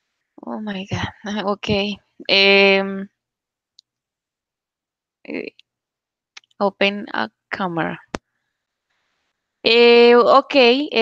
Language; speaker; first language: English; non-native, learner; Spanish